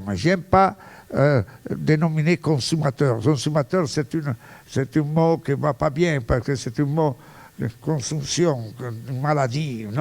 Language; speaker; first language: French; non-native, fluent; Italian